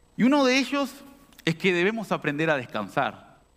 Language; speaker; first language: Spanish; native; Spanish